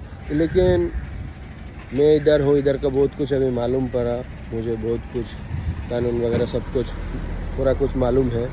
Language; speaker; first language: Hindi; non-native, learner; Bangla